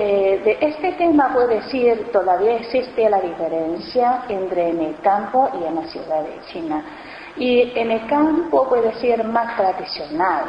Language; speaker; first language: Spanish; non-native, learner; Chinese